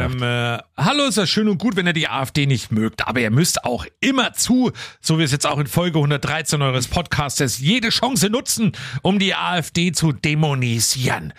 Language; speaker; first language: German; native; German